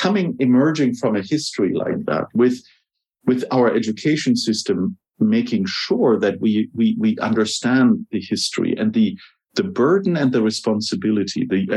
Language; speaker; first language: English; non-native, fluent; German